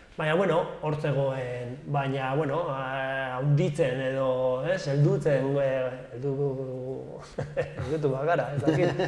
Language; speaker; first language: Basque; non-native, local second language; Spanish